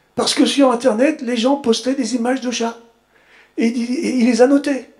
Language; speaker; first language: French; native; French